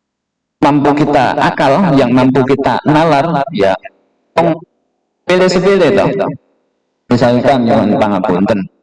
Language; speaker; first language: Indonesian; non-native, local second language; Javanese